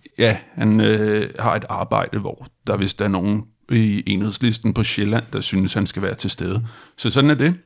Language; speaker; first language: Danish; native; Danish